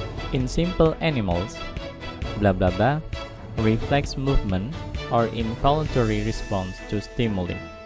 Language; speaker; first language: English; non-native, fluent; Indonesian